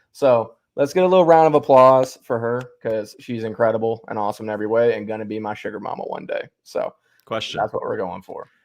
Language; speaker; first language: English; native; English